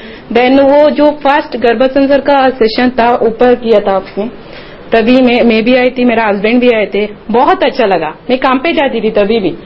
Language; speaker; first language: Hindi; non-native, local second language; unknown